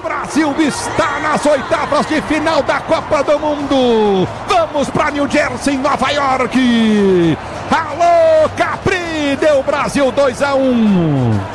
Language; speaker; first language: Portuguese; native; Portuguese